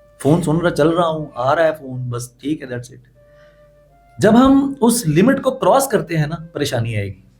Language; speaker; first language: Urdu; non-native, local second language; Punjabi